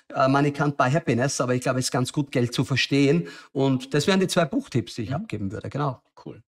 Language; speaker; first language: German; native; German